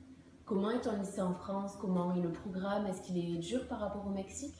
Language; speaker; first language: French; native; French